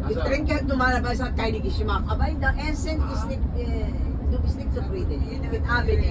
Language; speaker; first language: German; non-native, learner; Filipino